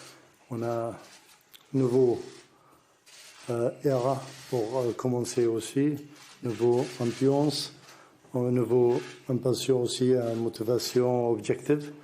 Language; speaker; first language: French; non-native, learner; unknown